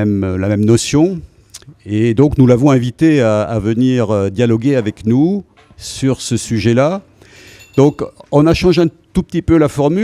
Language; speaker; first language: French; native; French